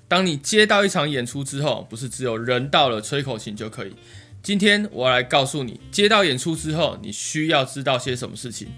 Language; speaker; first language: Chinese; native; Chinese